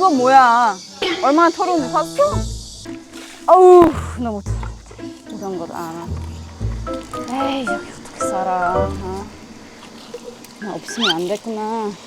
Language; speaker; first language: Korean; non-native, fluent; German